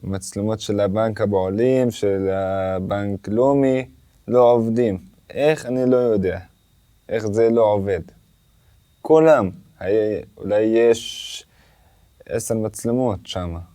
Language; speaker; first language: Hebrew; non-native, local second language; Arabic